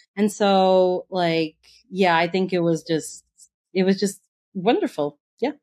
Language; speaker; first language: English; non-native, fluent; Portuguese